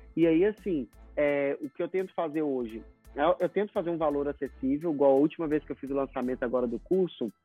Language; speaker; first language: Portuguese; native; Portuguese